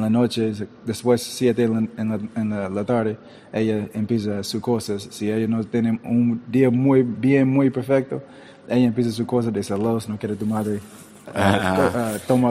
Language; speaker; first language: Spanish; early bilingual, heritage; English